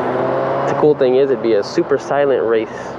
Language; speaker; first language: English; native; English